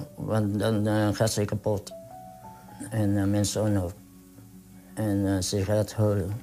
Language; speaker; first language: Dutch; non-native, learner; Vietnamese